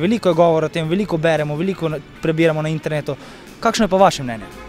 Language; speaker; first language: Slovenian; native; Slovenian